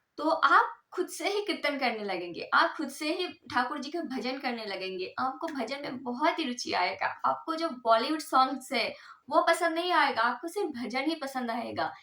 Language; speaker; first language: Hindi; non-native, local second language; Bangla